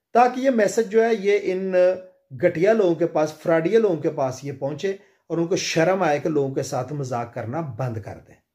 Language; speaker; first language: Urdu; non-native, local second language; Punjabi